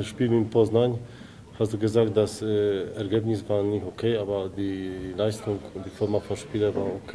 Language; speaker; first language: German; non-native, learner; Polish